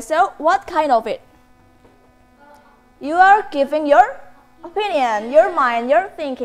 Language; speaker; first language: English; non-native, learner; Indonesian